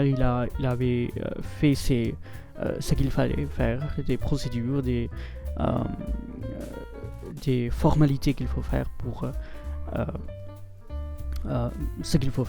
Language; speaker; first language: French; non-native, fluent; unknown